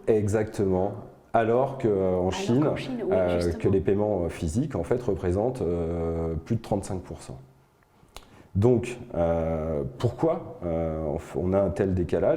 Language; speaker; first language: French; native; French